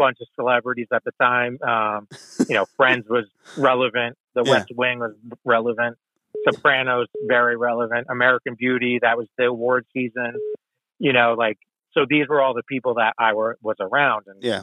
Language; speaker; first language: English; native; English